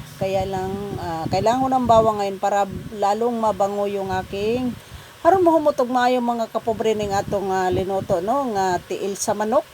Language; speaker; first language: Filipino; non-native, local second language; Cebuano